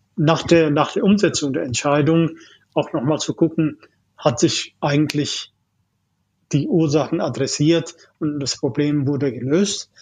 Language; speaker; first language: German; non-native, fluent; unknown